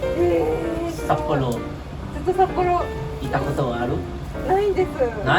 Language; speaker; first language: Japanese; non-native, learner; Thai